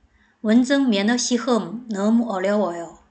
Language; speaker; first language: Korean; non-native, fluent; Chinese